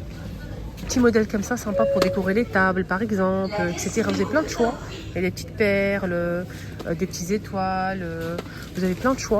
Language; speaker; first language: French; native; French